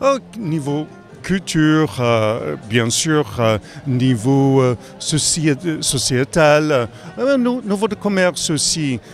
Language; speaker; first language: French; non-native, fluent; English